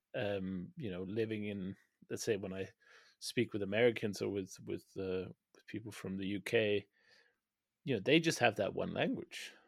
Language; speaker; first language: English; non-native, fluent; Danish